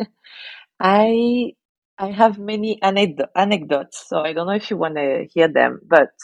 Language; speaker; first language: English; non-native, fluent; French